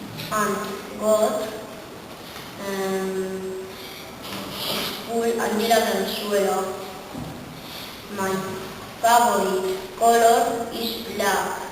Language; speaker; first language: English; non-native, learner; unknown